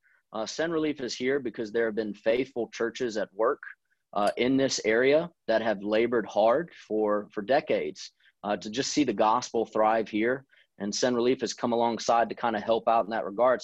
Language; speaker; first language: English; native; English